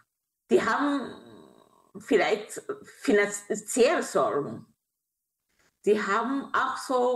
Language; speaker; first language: German; non-native, fluent; Kinyarwanda